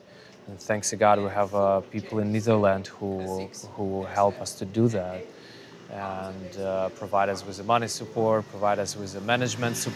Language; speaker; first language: English; non-native, fluent; Ukrainian